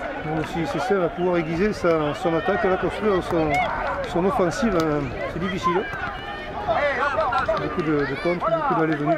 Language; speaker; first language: French; native; French